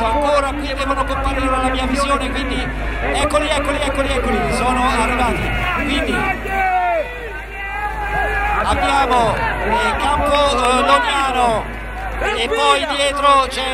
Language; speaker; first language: Italian; native; Italian